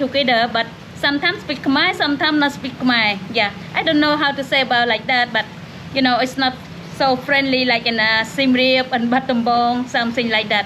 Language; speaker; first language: English; non-native, learner; Khmer